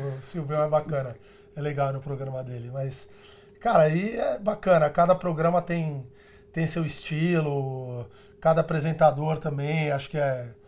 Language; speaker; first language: Portuguese; early bilingual, other home language; Spanish